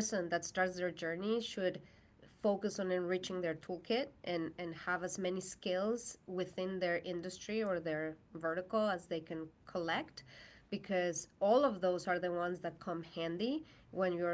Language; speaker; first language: English; non-native, fluent; Spanish